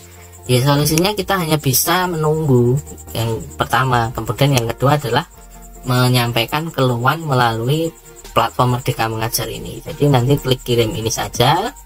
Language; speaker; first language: Indonesian; native; Indonesian